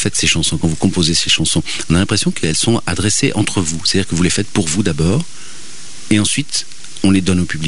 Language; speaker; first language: French; native; French